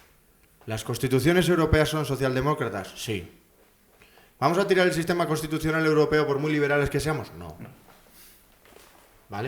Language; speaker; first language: Spanish; native; Spanish